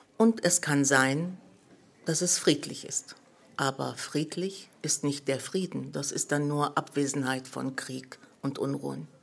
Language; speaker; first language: German; early bilingual, other home language; Arabic